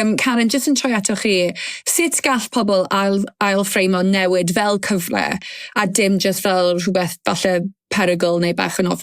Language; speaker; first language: Welsh; native; Welsh